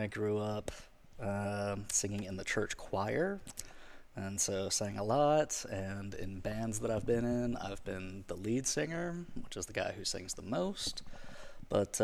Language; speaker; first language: English; native; English